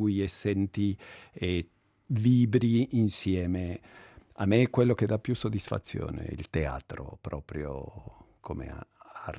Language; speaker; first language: Italian; non-native, fluent; Spanish